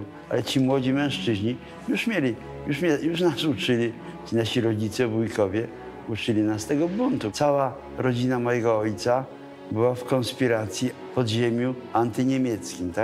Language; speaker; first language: Polish; native; Polish